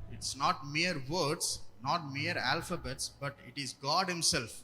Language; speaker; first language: English; non-native, local second language; Tamil